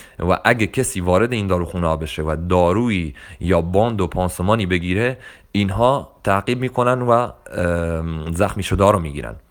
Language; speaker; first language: Persian; non-native, local second language; Kurdish